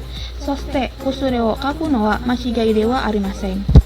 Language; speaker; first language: Japanese; non-native, learner; Indonesian